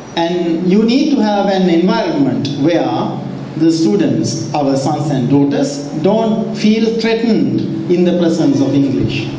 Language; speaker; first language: English; non-native, local second language; Sinhala